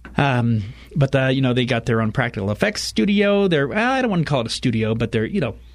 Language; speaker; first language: English; native; English